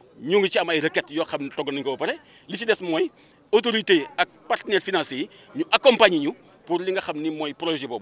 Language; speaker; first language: French; non-native, local second language; Wolof